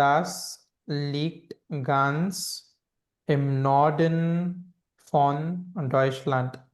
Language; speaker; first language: German; non-native, fluent; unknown